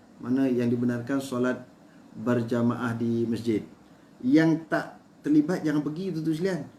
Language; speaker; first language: Malay; native; Malay